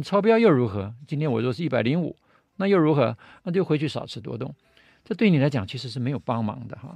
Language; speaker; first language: Chinese; native; Chinese